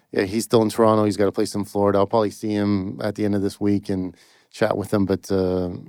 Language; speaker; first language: English; native; English